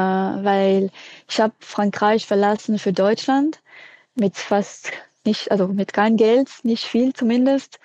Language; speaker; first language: German; non-native, fluent; French